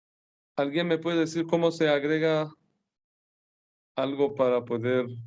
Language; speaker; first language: Spanish; non-native, fluent; Persian